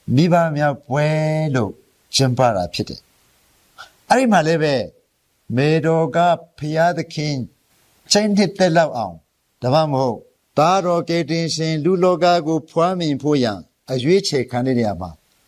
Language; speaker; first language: Burmese; non-native, local second language; Hakha Chin